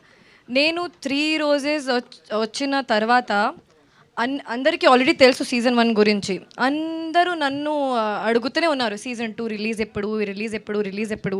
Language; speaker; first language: Telugu; non-native, fluent; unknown